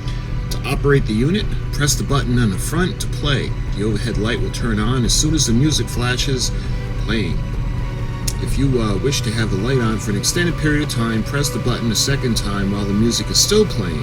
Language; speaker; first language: English; native; English